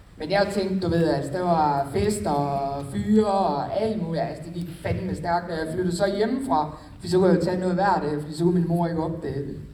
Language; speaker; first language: Danish; native; Danish